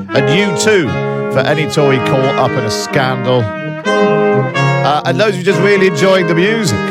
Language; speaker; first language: English; native; English